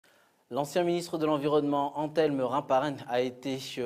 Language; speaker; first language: French; non-native, local second language; Malagasy